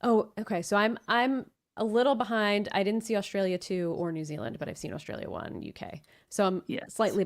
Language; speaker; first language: English; native; English